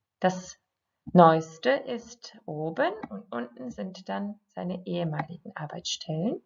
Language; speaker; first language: German; non-native, fluent; Croatian